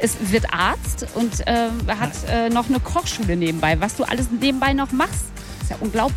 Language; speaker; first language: German; native; German